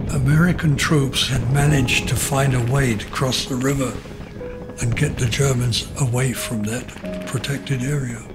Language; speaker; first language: English; native; English